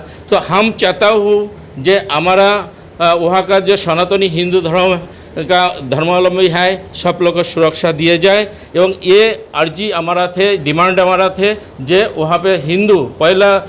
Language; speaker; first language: Hindi; non-native, local second language; Bangla